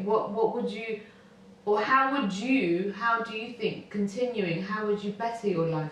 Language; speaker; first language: English; native; English